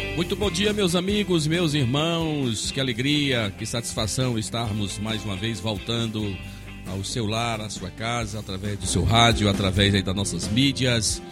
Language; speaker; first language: Portuguese; native; Portuguese